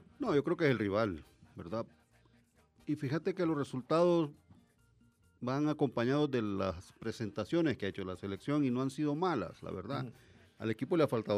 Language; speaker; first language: Spanish; native; Spanish